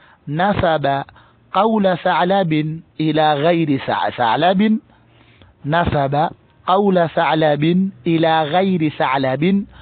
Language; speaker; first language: Arabic; non-native, fluent; Swahili